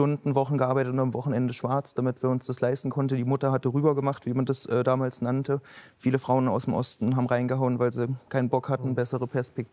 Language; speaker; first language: German; native; German